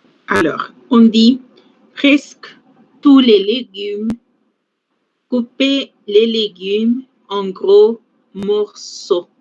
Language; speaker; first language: French; non-native, fluent; Spanish